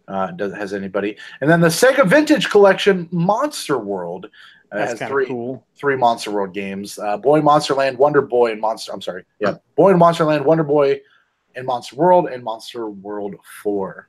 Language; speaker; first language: English; native; English